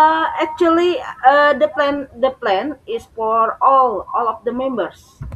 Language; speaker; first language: English; non-native, learner; Indonesian